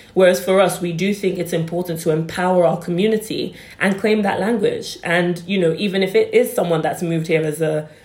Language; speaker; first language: English; native; English